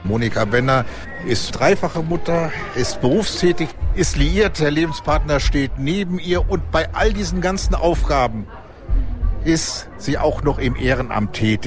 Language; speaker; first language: German; native; German